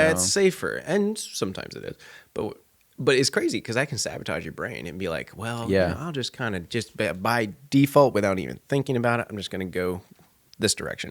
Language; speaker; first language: English; native; English